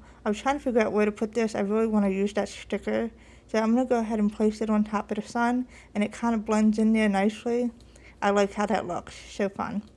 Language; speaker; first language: English; native; English